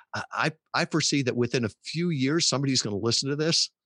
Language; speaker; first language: English; native; English